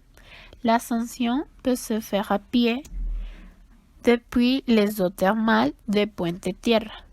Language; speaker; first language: French; non-native, learner; Spanish